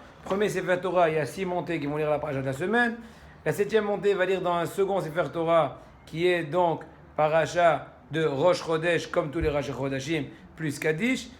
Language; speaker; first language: French; native; French